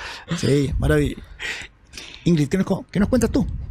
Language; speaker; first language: Spanish; native; Spanish